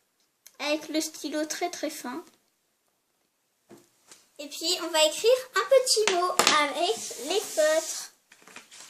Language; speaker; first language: French; native; French